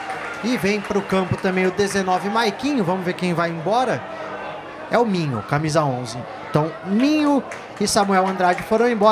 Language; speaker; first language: Portuguese; native; Portuguese